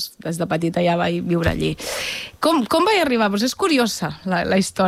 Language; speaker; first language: Catalan; native; Catalan